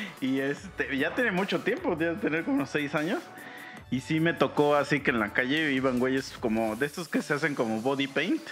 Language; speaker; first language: Spanish; native; Spanish